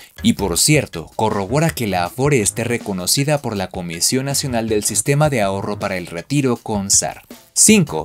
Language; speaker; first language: Spanish; native; Spanish